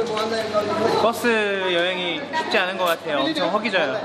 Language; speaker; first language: Korean; native; Korean